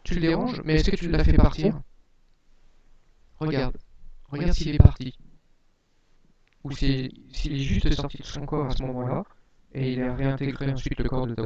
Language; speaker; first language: French; native; French